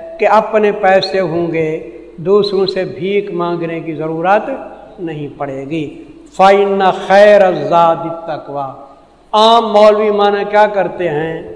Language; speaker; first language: Urdu; non-native, local second language; Saraiki